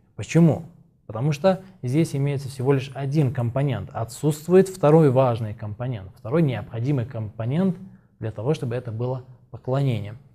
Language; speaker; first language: Russian; non-native, local second language; Azerbaijani